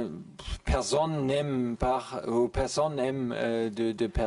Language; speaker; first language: French; non-native, learner; German